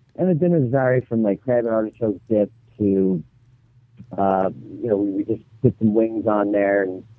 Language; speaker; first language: English; native; English